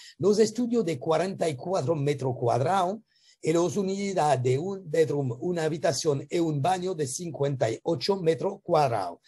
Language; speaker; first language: Spanish; non-native, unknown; French